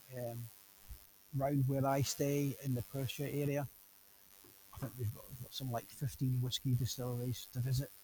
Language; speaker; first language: English; native; English